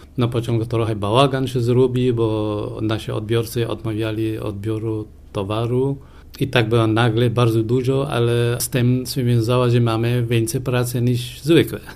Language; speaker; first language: Polish; non-native, fluent; Persian